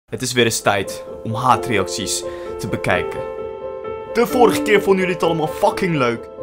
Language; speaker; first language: Dutch; early bilingual, other home language; Turkish